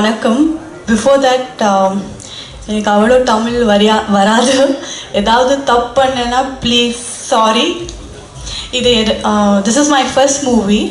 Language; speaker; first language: Tamil; non-native, learner; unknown